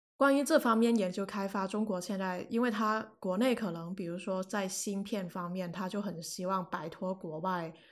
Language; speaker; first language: Chinese; non-native, local second language; Cantonese